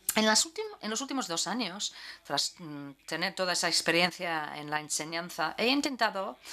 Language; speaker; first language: Spanish; native; Spanish